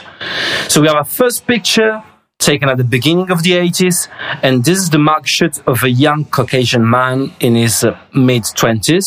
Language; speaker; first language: English; non-native, fluent; Italian